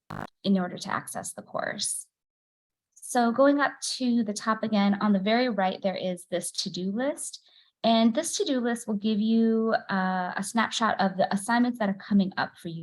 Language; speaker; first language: English; native; English